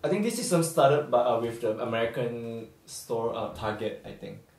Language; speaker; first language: English; non-native, local second language; Chinese